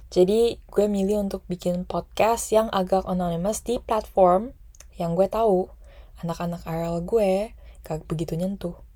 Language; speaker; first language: Indonesian; non-native, local second language; English